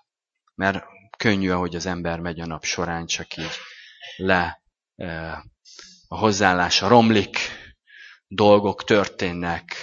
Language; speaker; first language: Hungarian; native; Hungarian